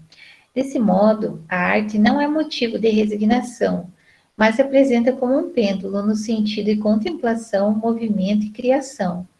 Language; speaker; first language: Portuguese; native; Portuguese